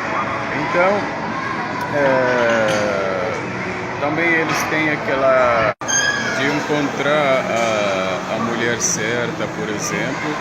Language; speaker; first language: Portuguese; non-native, fluent; Arabic